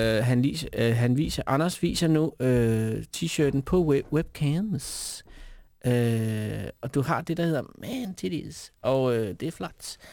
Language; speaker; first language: Danish; native; Danish